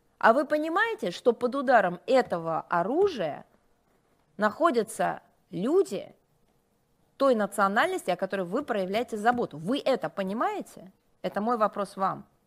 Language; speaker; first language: Russian; native; Russian